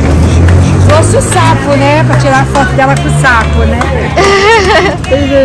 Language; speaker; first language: Portuguese; native; Portuguese